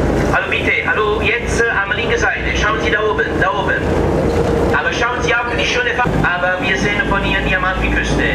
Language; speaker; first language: German; non-native, learner; Italian